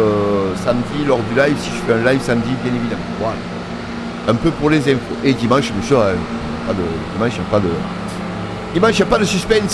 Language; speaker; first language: French; native; French